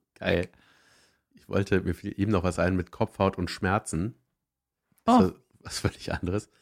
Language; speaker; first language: German; native; German